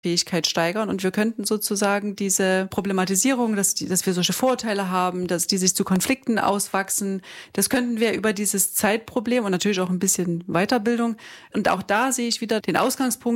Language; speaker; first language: German; native; German